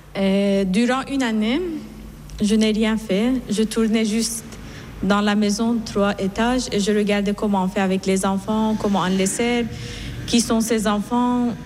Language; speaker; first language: French; non-native, fluent; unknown